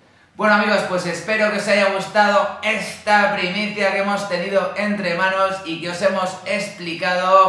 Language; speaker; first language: Spanish; native; Spanish